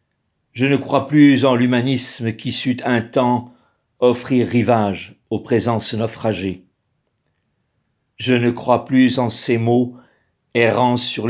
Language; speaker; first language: French; native; French